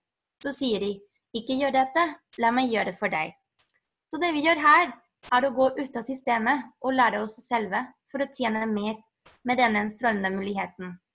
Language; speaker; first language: Norwegian; non-native, fluent; Spanish